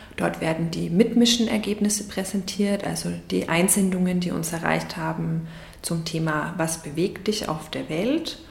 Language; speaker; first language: German; native; German